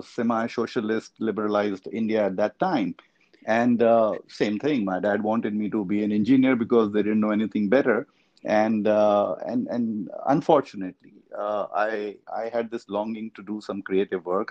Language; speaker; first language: English; non-native, local second language; Hindi